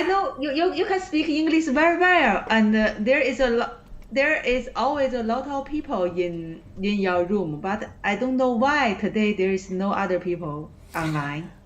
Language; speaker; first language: English; non-native, learner; Chinese